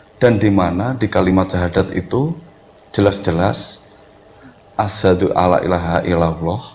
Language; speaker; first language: Indonesian; native; Indonesian